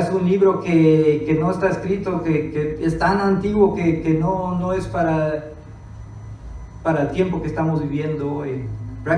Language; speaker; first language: Spanish; early bilingual, other home language; English